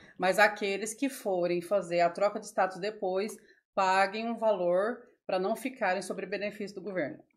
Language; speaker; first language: Portuguese; native; Portuguese